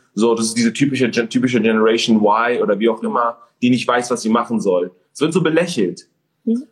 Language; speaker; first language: German; early bilingual, other home language; Persian